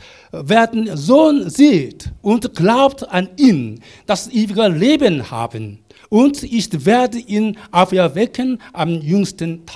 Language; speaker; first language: German; non-native, learner; Korean